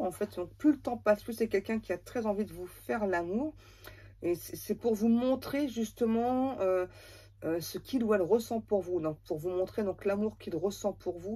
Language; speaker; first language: French; native; French